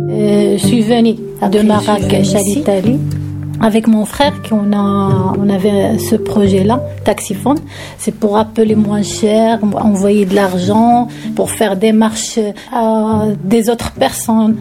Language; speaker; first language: French; non-native, learner; Arabic